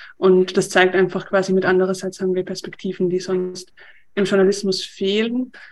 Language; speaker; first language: German; native; German